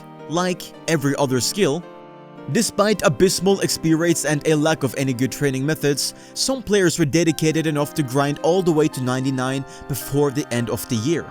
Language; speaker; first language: English; native; English